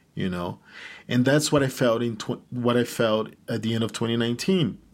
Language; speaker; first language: English; non-native, fluent; Portuguese